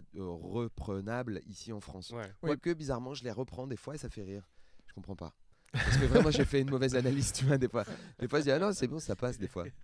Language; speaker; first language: French; native; French